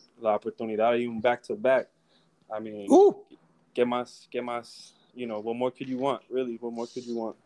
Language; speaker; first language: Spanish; early bilingual, heritage; English